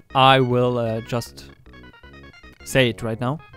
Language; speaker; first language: English; non-native, learner; German